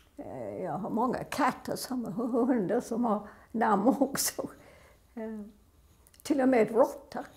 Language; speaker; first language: Swedish; non-native, fluent; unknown